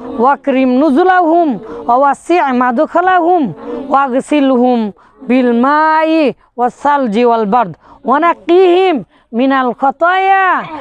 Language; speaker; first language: Arabic; non-native, fluent; Bangla